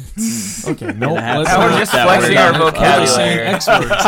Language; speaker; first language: English; native; English